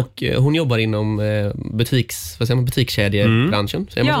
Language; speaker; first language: Swedish; native; Swedish